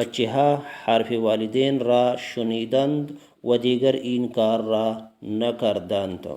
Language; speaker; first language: Persian; non-native, fluent; Urdu